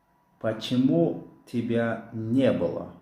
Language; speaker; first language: Russian; non-native, local second language; Tajik